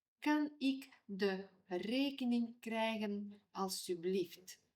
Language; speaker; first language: Dutch; non-native, fluent; Ukrainian